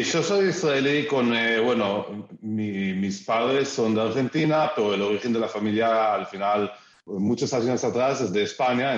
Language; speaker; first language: Spanish; early bilingual, heritage; Spanish